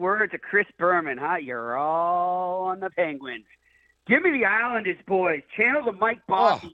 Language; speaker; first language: English; native; English